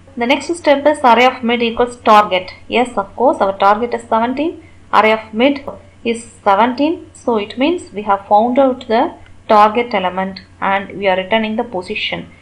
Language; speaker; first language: English; non-native, local second language; Tamil